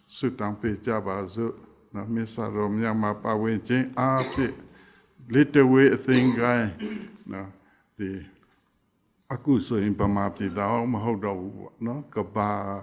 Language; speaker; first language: Burmese; non-native, local second language; Pa'o Karen